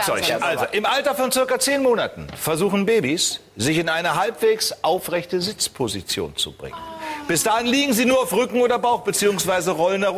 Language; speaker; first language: German; native; German